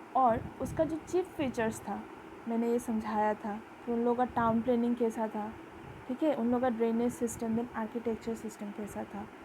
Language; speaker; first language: Hindi; non-native, local second language; Bangla